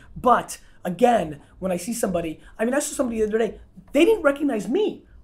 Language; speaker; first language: English; non-native, fluent; Russian